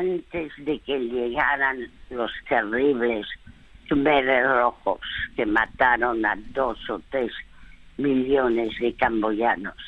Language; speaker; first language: Spanish; early bilingual, other home language; French